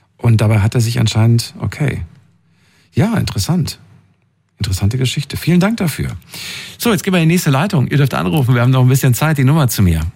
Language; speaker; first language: German; native; German